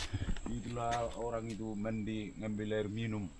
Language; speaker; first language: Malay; non-native, local second language; Batak Toba